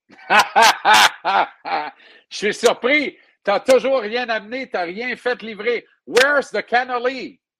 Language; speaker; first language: French; native; French